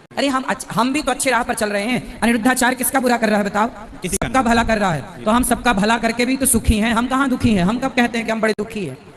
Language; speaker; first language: Hindi; native; Hindi